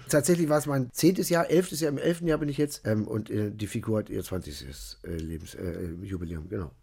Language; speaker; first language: German; native; German